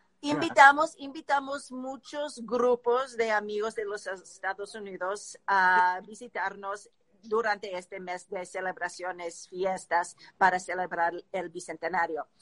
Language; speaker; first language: Spanish; non-native, learner; English